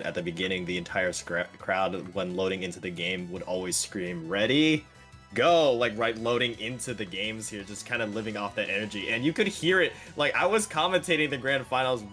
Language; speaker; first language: English; native; English